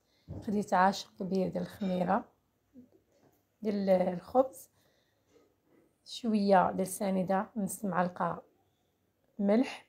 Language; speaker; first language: Arabic; native; Arabic